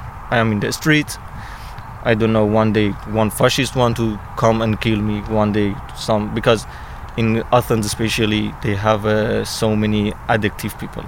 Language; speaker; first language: English; non-native, learner; Persian